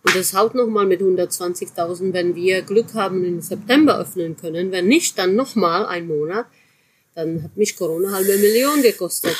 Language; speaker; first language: German; native; German